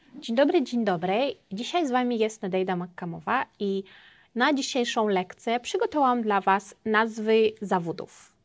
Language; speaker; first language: Polish; non-native, fluent; Uzbek